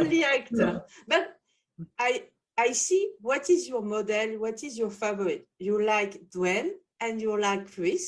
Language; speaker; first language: English; non-native, learner; French